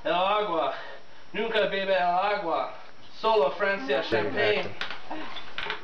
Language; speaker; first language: Spanish; non-native, learner; English